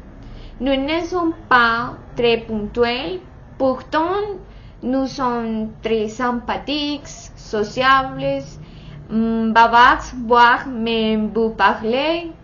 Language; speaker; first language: French; non-native, learner; Spanish